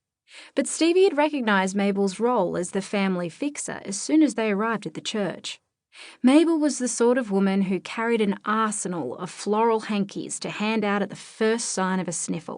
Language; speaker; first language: English; native; English